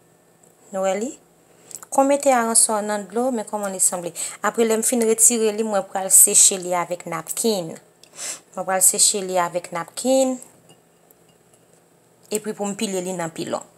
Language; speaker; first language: French; non-native, learner; Haitian Creole